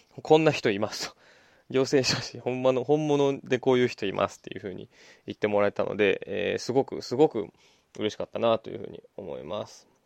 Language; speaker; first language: Japanese; native; Japanese